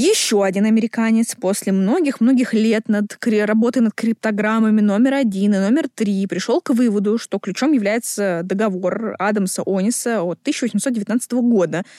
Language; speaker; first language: Russian; native; Russian